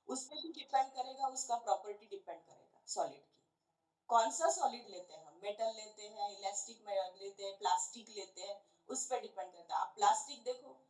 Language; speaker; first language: Hindi; non-native, local second language; Marathi